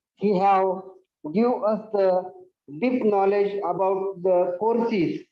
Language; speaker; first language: English; non-native, local second language; Marathi